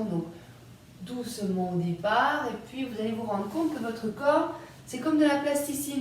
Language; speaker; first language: French; native; French